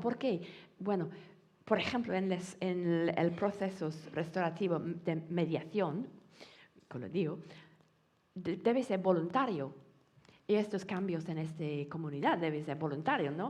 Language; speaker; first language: Spanish; non-native, fluent; English